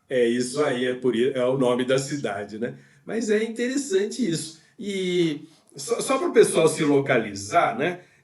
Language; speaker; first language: Portuguese; native; Portuguese